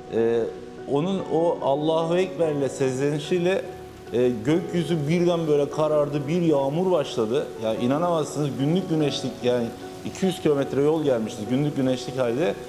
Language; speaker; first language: Turkish; native; Turkish